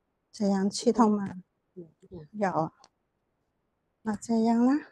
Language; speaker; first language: Chinese; non-native, local second language; Cantonese